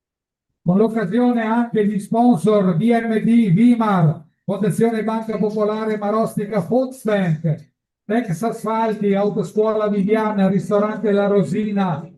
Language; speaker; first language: Italian; native; Italian